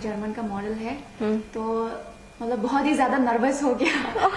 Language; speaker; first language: Hindi; non-native, local second language; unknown